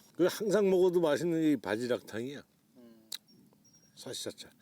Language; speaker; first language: Korean; native; Korean